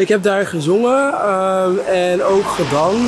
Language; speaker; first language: Dutch; native; Dutch